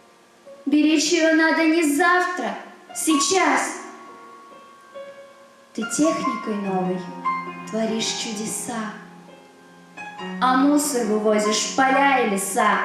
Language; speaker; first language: Russian; native; Russian